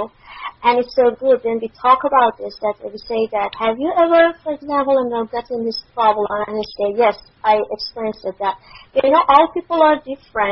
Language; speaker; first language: English; non-native, learner; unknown